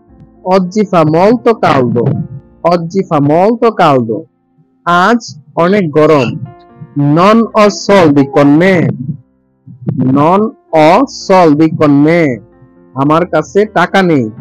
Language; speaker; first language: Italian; non-native, learner; Bangla